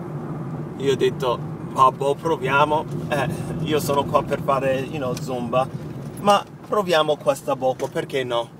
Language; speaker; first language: Italian; non-native, fluent; English